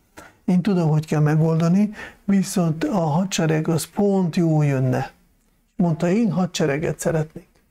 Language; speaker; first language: Hungarian; non-native, fluent; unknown